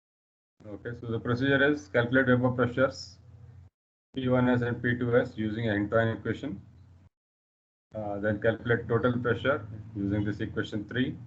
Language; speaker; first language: English; non-native, local second language; Hindi